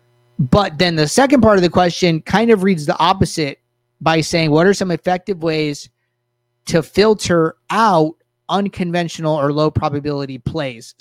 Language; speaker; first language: English; native; English